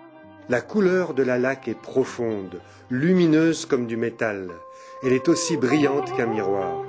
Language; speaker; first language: French; native; French